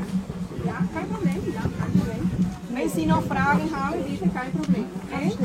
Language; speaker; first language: German; non-native, fluent; French